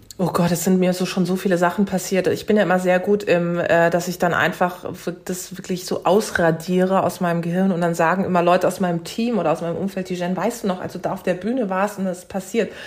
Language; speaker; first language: German; early bilingual, other home language; Turkish